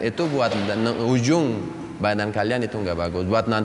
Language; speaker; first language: Indonesian; non-native, learner; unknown